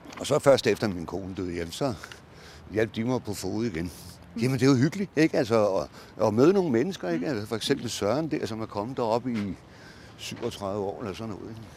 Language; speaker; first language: Danish; native; Danish